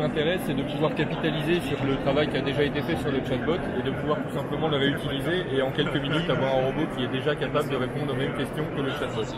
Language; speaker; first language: French; native; French